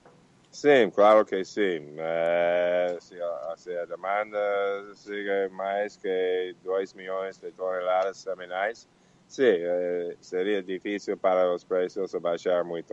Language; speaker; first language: Portuguese; non-native, learner; Spanish